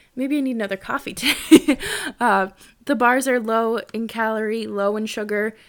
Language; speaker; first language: English; native; English